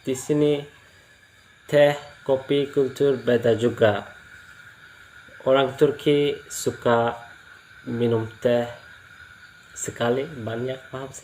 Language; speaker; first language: Indonesian; non-native, learner; Turkish